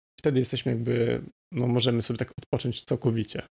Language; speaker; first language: Polish; native; Polish